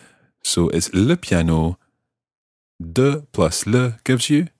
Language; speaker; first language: French; non-native, fluent; English